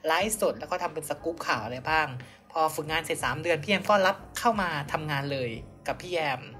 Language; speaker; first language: Thai; native; Thai